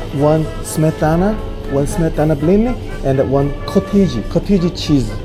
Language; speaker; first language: English; non-native, learner; Korean